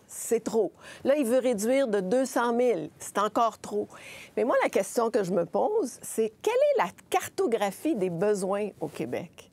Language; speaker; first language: French; native; French